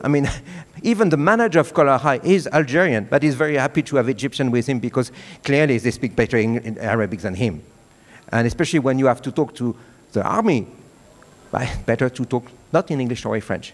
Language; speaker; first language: English; non-native, fluent; French